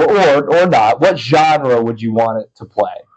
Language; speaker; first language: English; native; English